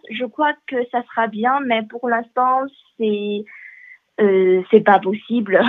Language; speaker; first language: French; non-native, learner; Chinese